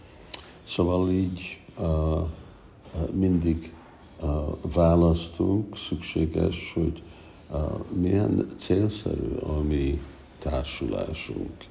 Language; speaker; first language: Hungarian; early bilingual, heritage; Hungarian